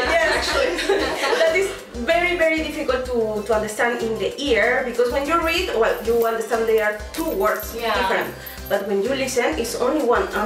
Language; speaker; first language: English; non-native, learner; Spanish